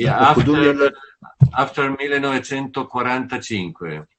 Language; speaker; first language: English; non-native, learner; Italian